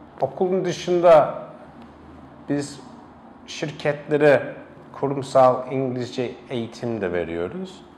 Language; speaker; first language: Turkish; non-native, fluent; English